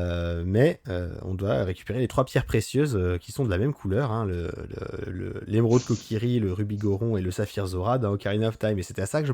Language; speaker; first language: French; native; French